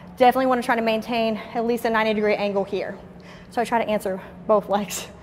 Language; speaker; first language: English; native; English